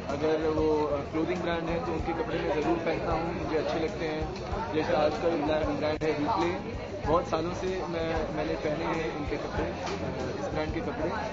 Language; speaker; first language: Hindi; non-native, local second language; Marathi